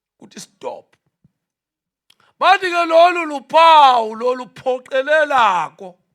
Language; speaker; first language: Zulu; non-native, local second language; Swati